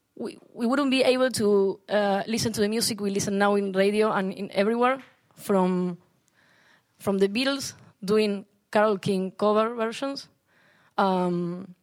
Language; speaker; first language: English; non-native, learner; Spanish